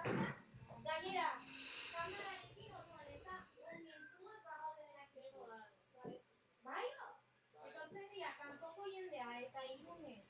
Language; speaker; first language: Basque; non-native, local second language; Spanish